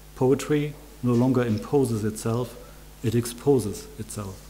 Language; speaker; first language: English; non-native, fluent; German